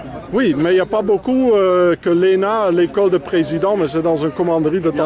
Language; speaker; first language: French; non-native, fluent; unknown